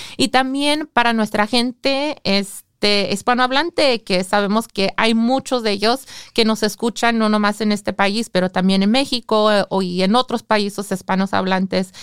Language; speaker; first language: Spanish; early bilingual, heritage; English